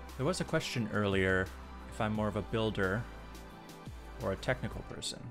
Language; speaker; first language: English; native; English